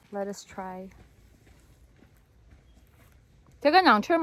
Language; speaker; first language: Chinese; non-native, learner; Filipino